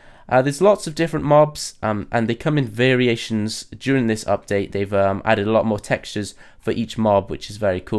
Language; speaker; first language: English; native; English